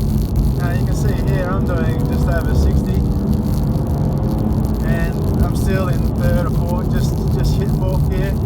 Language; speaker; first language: English; native; English